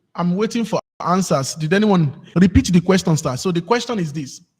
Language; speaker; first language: English; non-native, local second language; Yoruba